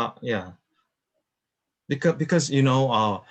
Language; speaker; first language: English; non-native, learner; Korean